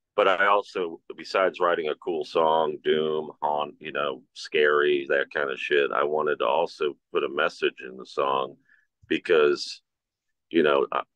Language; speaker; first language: English; native; English